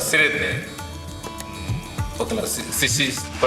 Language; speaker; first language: Russian; non-native, fluent; Nepali